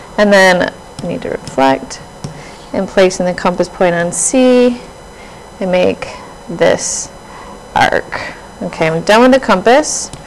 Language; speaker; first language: English; native; English